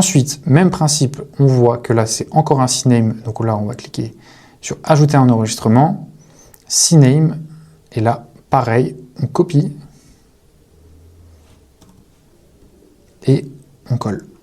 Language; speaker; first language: French; native; French